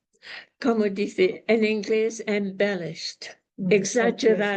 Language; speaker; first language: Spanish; non-native, learner; English